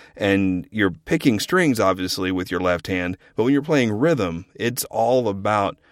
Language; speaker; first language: English; native; English